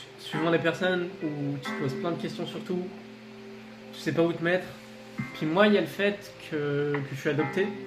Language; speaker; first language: French; native; French